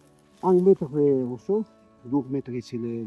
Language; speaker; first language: French; non-native, learner; Aymara